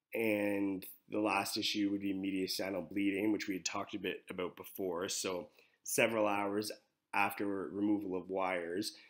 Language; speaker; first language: English; native; English